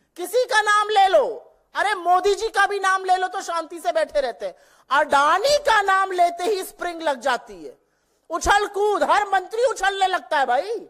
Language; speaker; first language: Hindi; native; Hindi